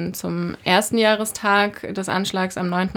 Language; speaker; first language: German; native; German